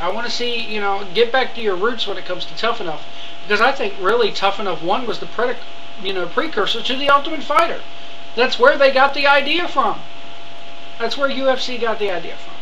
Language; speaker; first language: English; native; English